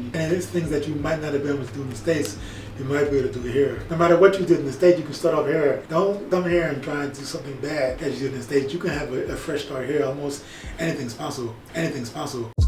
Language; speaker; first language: English; native; English